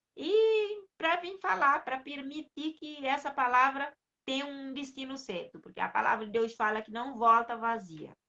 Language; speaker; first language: Portuguese; non-native, local second language; Kabuverdianu